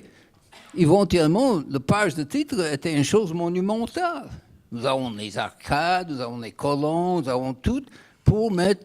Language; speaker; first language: French; non-native, fluent; English